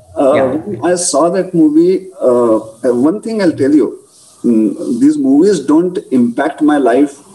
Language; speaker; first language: English; non-native, local second language; Marathi